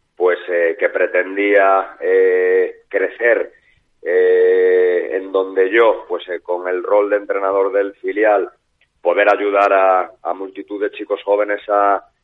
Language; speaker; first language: Spanish; native; Spanish